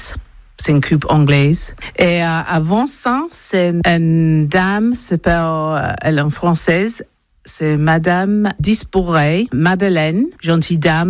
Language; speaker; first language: French; non-native, learner; English